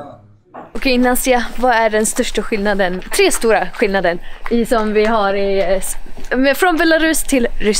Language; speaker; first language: Swedish; non-native, fluent; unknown